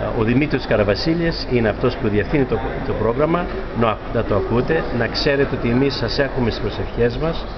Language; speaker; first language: Greek; early bilingual, heritage; Greek